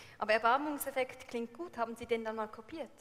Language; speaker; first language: German; native; German